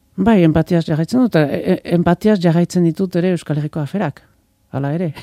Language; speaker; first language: Basque; native; Basque